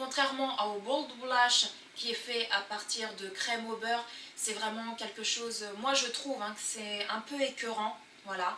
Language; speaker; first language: French; early bilingual, other home language; Portuguese